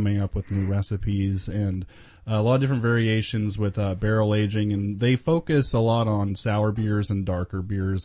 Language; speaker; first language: English; native; English